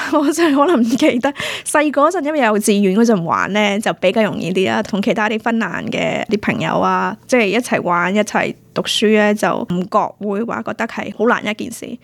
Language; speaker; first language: Cantonese; early bilingual, heritage; Cantonese